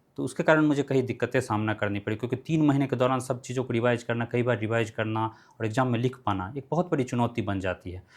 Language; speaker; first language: Hindi; non-native, local second language; Maithili